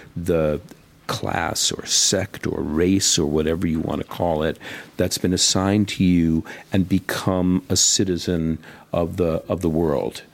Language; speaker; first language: English; native; English